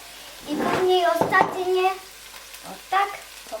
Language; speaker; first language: Polish; early bilingual, heritage; Polish